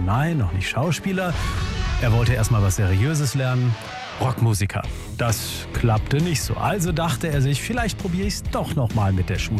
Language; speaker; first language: German; native; German